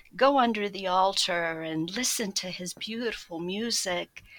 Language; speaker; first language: English; early bilingual, other home language; Polish